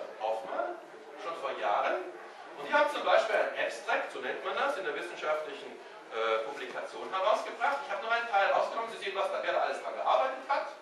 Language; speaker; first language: German; native; German